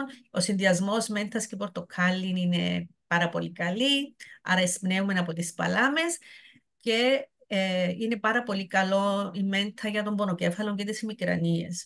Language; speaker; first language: Greek; native; Greek